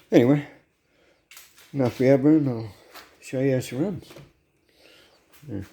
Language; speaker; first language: English; native; English